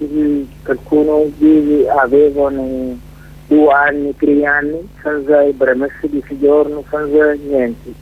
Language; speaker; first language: Italian; non-native, learner; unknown